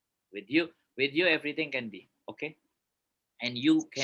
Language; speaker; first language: English; non-native, learner; Indonesian